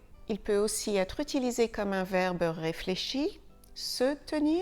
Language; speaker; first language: French; native; French